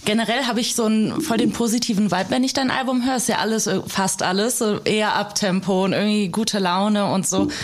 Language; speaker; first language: German; native; German